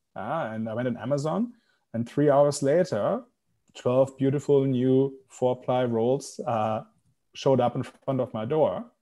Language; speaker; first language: English; non-native, fluent; German